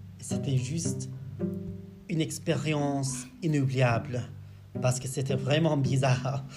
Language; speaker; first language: French; non-native, learner; English